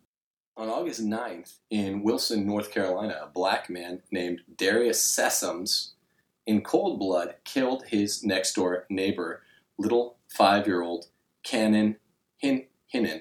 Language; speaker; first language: English; native; English